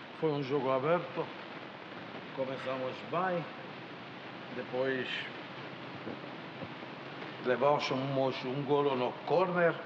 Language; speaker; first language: Portuguese; non-native, fluent; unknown